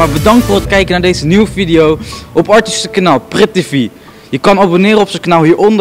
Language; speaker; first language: Dutch; native; Dutch